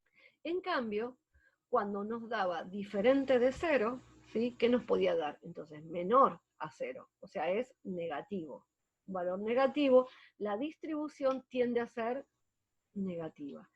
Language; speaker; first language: Spanish; native; Spanish